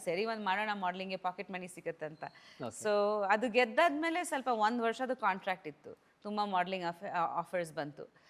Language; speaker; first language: Kannada; non-native, fluent; Bangla